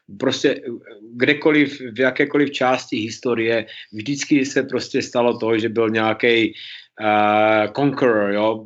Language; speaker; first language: Czech; early bilingual, heritage; Czech